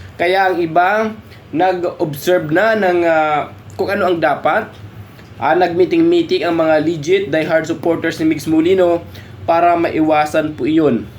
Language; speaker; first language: Filipino; non-native, local second language; Cebuano